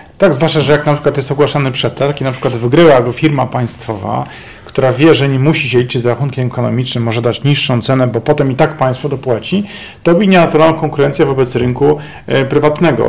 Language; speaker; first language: Polish; native; Polish